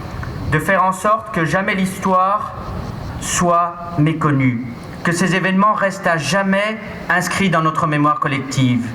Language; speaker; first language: French; native; French